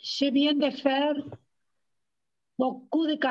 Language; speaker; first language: French; non-native, learner; Spanish